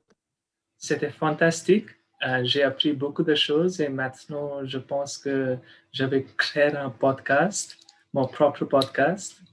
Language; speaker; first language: French; non-native, fluent; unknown